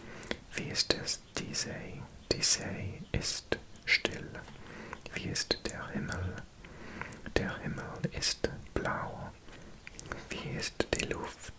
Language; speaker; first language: German; non-native, learner; English